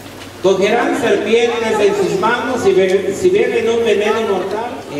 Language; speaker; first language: Spanish; native; Spanish